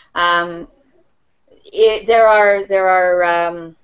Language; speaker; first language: English; native; English